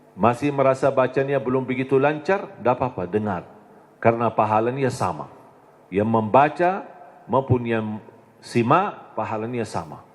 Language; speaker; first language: Indonesian; non-native, fluent; Arabic